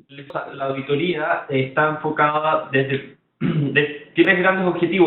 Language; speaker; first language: Spanish; native; Spanish